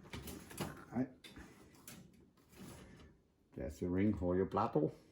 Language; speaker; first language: English; non-native, learner; Swedish